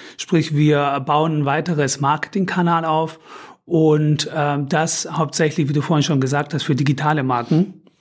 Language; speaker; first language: German; early bilingual, other home language; Turkish